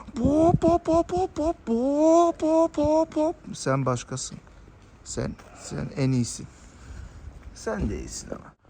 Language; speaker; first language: Turkish; early bilingual, heritage; Turkish